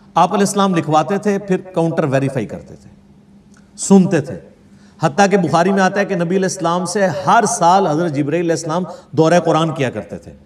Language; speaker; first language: Urdu; non-native, local second language; Punjabi